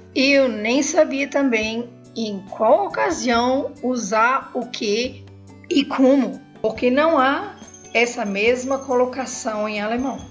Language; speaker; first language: Portuguese; non-native, fluent; German